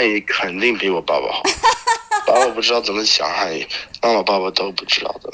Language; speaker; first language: Chinese; non-native, learner; English